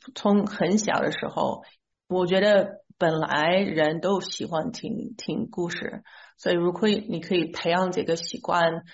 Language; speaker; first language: Chinese; non-native, fluent; English